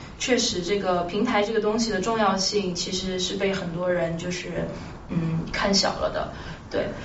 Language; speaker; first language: Chinese; native; Chinese